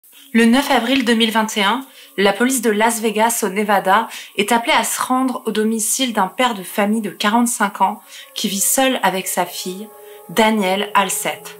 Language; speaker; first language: French; native; French